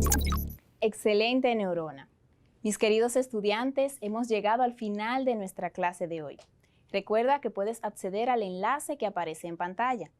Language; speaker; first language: Spanish; native; Spanish